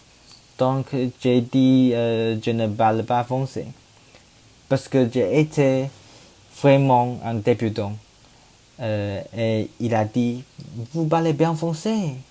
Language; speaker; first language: French; non-native, learner; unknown